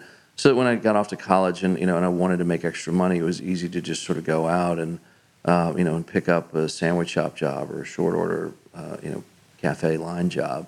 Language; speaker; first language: English; native; English